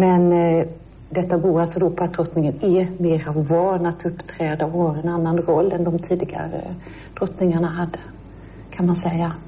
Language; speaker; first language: Swedish; native; Swedish